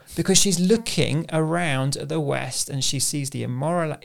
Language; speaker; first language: English; native; English